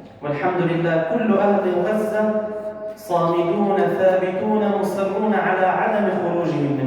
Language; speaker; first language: Arabic; native; Arabic